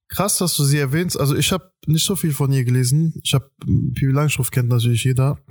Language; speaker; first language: German; early bilingual, other home language; Persian